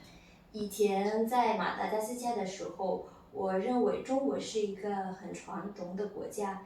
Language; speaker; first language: Chinese; non-native, fluent; Malagasy